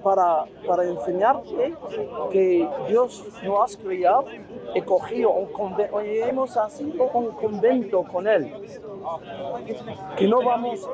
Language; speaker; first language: Spanish; non-native, fluent; Arabic